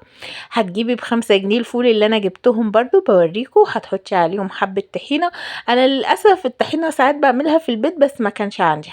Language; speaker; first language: Arabic; native; Arabic